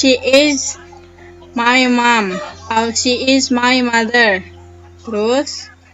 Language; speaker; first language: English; non-native, learner; Indonesian